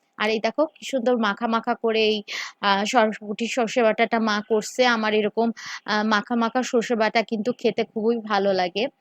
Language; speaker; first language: Bangla; native; Bangla